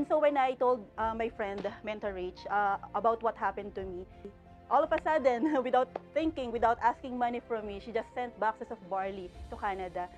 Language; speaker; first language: English; non-native, local second language; Filipino